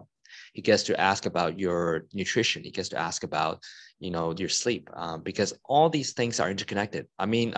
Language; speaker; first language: English; non-native, local second language; Cantonese